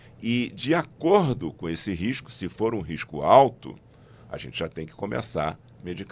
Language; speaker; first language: Portuguese; native; Portuguese